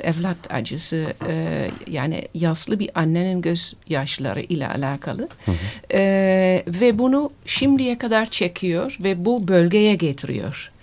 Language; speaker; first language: Turkish; non-native, fluent; Dutch